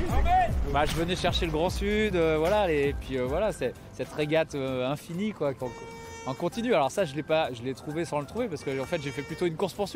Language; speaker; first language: French; native; French